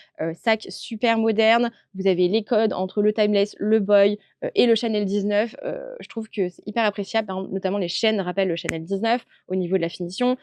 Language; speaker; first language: French; native; French